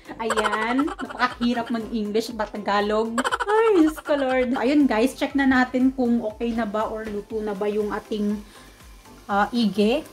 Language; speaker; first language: Filipino; non-native, local second language; Cebuano